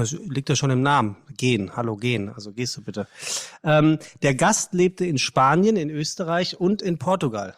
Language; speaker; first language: German; native; German